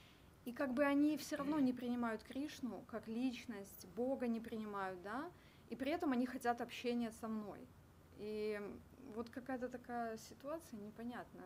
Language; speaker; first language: Russian; native; Russian